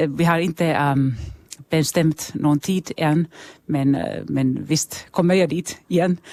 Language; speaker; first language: Swedish; non-native, local second language; Finnish